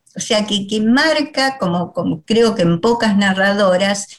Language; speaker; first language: Spanish; native; Spanish